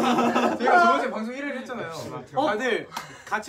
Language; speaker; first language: Korean; native; Korean